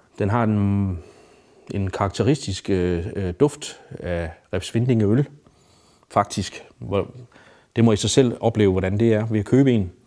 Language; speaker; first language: Danish; native; Danish